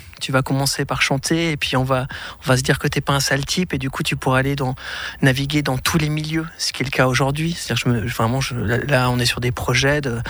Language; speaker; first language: French; native; French